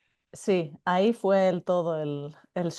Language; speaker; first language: Spanish; non-native, fluent; Greek